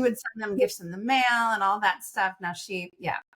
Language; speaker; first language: English; native; English